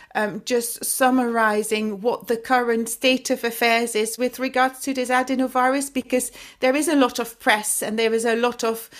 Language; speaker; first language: English; non-native, fluent; Dutch